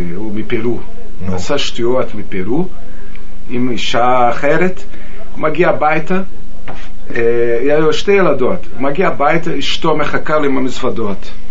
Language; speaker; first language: Hebrew; non-native, fluent; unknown